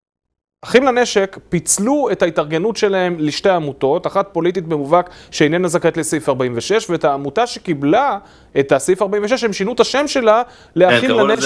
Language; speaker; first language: Hebrew; native; Hebrew